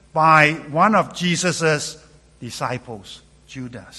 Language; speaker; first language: English; non-native, local second language; Cantonese